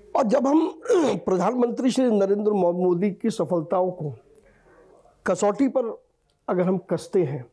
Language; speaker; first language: Hindi; native; Hindi